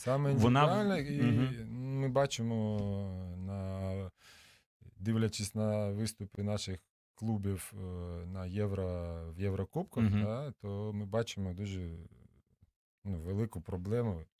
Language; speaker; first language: Ukrainian; non-native, local second language; Russian